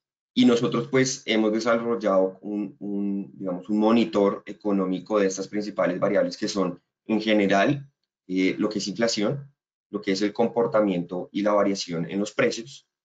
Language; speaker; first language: Spanish; native; Spanish